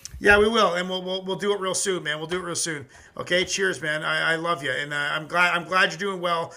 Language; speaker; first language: English; native; English